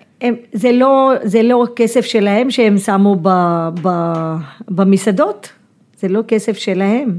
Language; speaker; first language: Hebrew; non-native, fluent; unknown